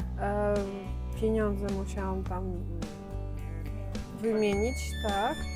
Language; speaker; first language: Polish; non-native, fluent; Russian